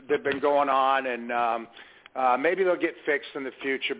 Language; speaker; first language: English; native; English